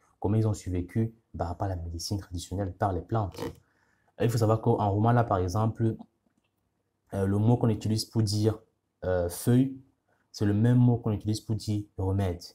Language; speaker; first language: French; non-native, local second language; Ghomala